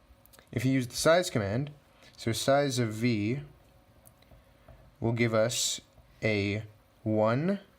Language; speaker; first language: English; native; English